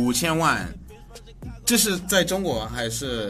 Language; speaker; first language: Chinese; non-native, fluent; English